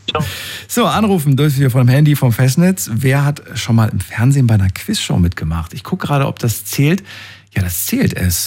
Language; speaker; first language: German; native; German